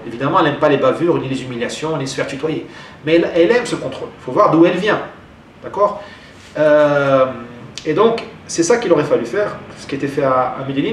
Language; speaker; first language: French; non-native, local second language; Arabic